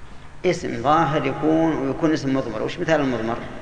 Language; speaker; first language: Arabic; native; Arabic